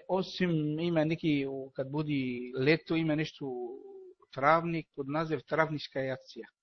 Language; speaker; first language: Bosnian; non-native, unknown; Arabic